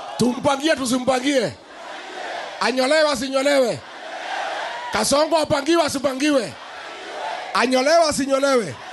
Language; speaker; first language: Swahili; non-native, local second language; Kikuyu